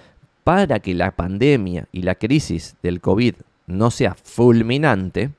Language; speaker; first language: Spanish; native; Spanish